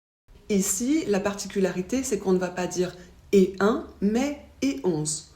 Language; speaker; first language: French; native; French